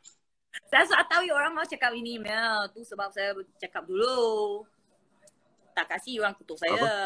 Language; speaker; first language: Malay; non-native, local second language; Chinese